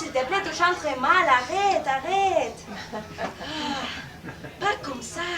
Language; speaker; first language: French; non-native, fluent; Spanish